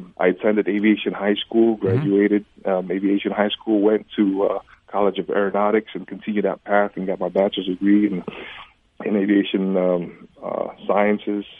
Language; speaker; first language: English; early bilingual, other home language; Indonesian